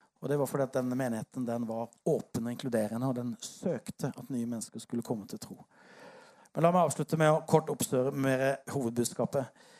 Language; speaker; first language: Norwegian; native; Norwegian